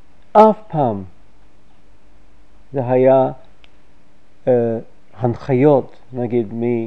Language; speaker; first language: Hebrew; non-native, fluent; English